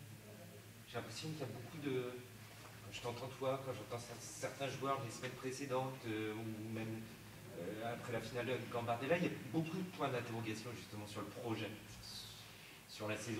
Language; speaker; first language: French; native; French